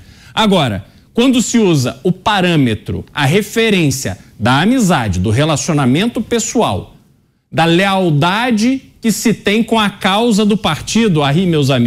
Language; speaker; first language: Portuguese; native; Portuguese